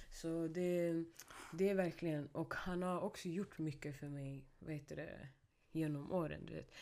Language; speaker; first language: Swedish; early bilingual, other home language; Somali